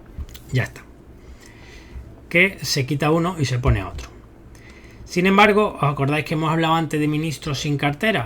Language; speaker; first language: Spanish; native; Spanish